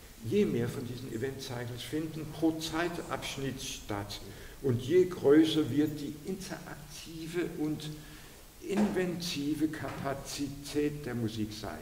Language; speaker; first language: German; non-native, fluent; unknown